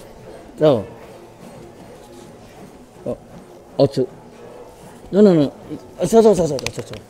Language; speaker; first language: Japanese; non-native, learner; Thai